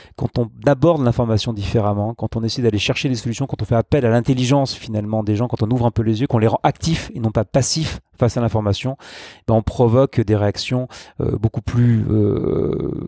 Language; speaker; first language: French; native; French